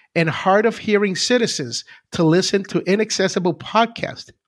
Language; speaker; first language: Spanish; early bilingual, heritage; Spanish